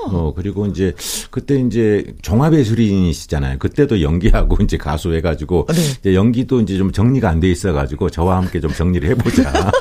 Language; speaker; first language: Korean; native; Korean